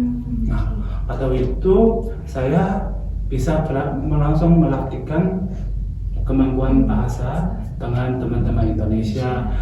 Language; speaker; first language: Indonesian; non-native, fluent; Chinese